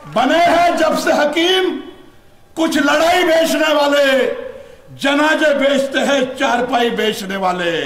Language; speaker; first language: Hindi; non-native, local second language; Marathi